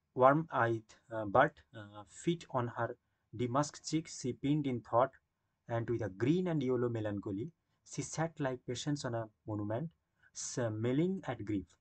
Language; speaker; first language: English; non-native, local second language; Bangla